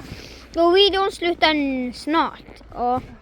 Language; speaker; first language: Swedish; early bilingual, other home language; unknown